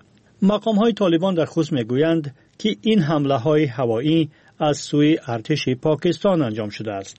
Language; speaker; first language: Persian; native; Persian